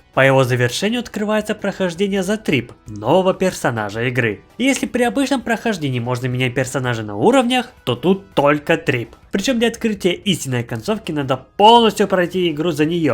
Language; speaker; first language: Russian; native; Russian